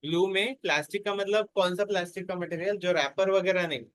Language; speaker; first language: Hindi; non-native, local second language; Marathi